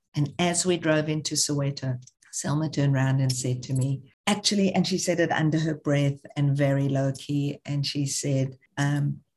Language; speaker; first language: English; native; English